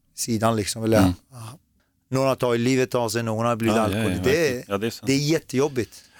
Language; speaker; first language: Swedish; early bilingual, other home language; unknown